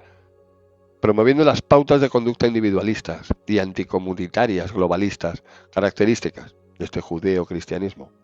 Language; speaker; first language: Spanish; native; Spanish